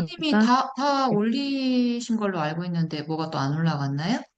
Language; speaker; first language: Korean; native; Korean